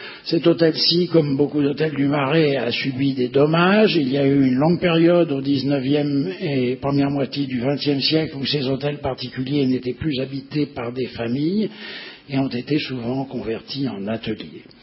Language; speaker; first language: French; native; French